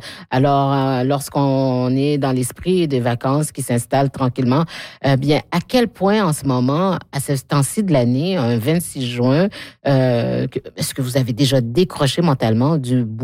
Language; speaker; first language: French; native; French